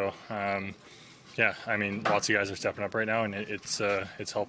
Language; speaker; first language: English; native; English